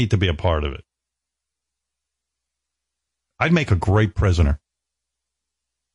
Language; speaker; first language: English; native; English